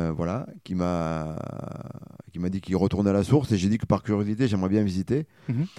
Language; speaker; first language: French; native; French